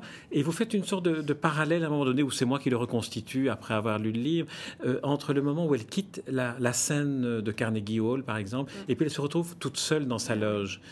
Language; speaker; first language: French; native; French